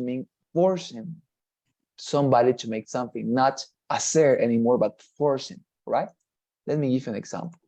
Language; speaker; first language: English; non-native, fluent; Spanish